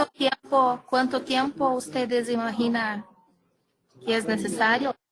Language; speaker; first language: Spanish; non-native, learner; Portuguese